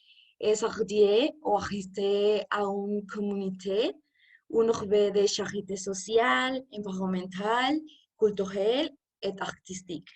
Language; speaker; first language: French; non-native, learner; Spanish